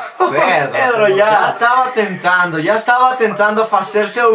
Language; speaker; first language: Spanish; non-native, learner; Portuguese